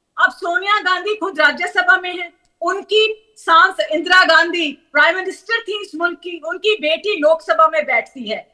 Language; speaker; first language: Hindi; non-native, local second language; Punjabi